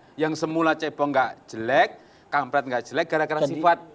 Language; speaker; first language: Indonesian; native; Indonesian